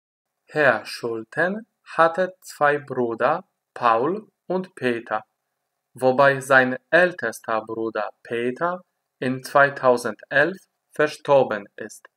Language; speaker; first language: German; non-native, fluent; Polish